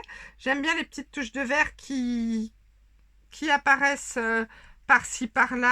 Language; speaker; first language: French; native; French